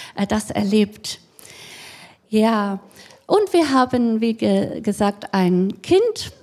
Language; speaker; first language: German; non-native, fluent; English